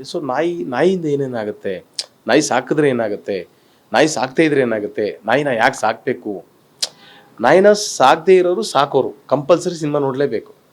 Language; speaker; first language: Kannada; native; Kannada